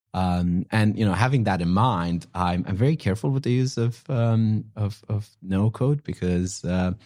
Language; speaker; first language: English; non-native, fluent; Romanian